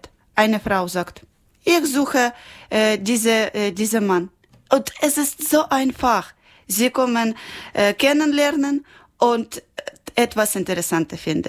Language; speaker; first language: German; non-native, learner; Ukrainian